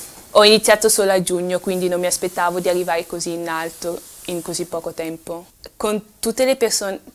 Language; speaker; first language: Italian; early bilingual, other home language; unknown